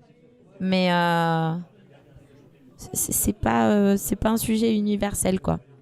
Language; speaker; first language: French; non-native, fluent; Spanish